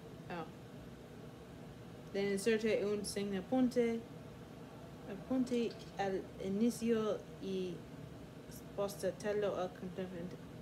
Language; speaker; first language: Italian; non-native, learner; English